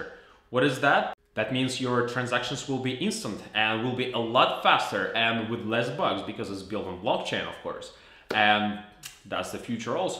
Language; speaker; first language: English; non-native, fluent; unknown